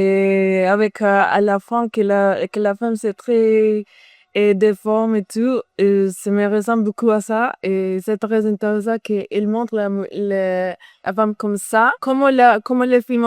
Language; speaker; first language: French; non-native, learner; Spanish